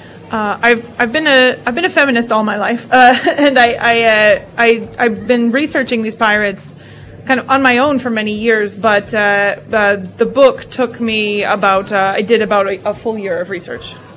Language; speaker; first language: English; native; English